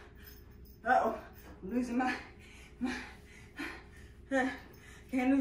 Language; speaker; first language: English; native; English